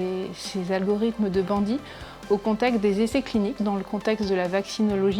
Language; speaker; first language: French; native; French